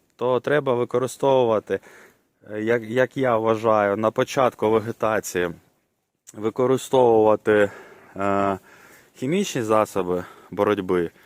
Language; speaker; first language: Ukrainian; non-native, local second language; Russian